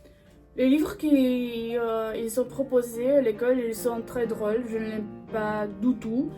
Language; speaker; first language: French; non-native, learner; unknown